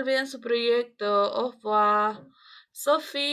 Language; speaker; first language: French; non-native, fluent; Spanish